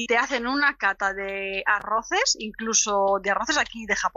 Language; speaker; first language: Spanish; native; Spanish